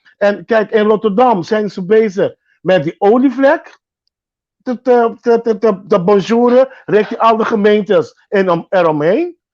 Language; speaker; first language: Dutch; non-native, local second language; Papiamento